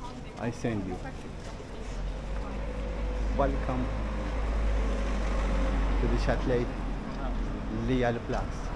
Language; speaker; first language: English; non-native, learner; Persian